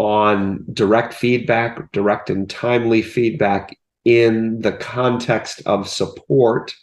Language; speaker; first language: English; native; English